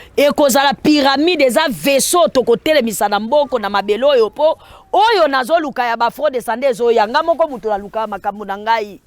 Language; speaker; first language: Lingala; native; Lingala